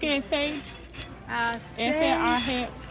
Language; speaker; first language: Spanish; non-native, learner; English